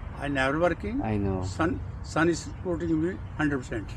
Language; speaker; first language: English; non-native, learner; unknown